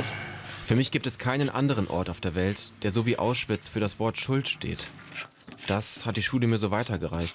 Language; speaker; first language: German; native; German